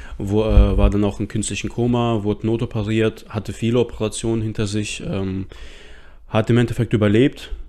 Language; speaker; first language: German; early bilingual, other home language; Russian